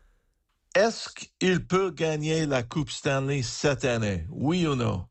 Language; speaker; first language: French; non-native, learner; English